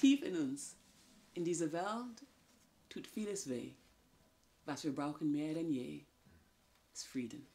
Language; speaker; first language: German; non-native, fluent; English